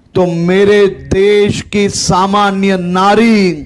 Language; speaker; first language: Hindi; non-native, local second language; Gujarati